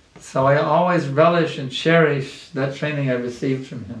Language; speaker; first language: English; native; English